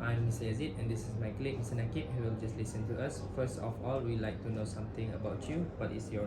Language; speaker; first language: English; non-native, local second language; Malay